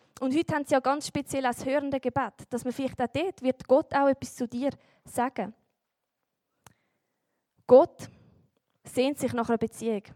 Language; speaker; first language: German; native; German